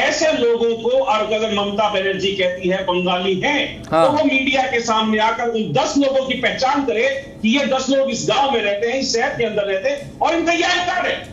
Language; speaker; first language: Hindi; native; Hindi